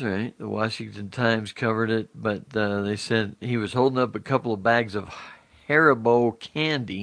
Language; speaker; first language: English; native; English